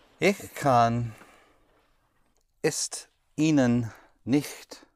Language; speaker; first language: German; non-native, learner; English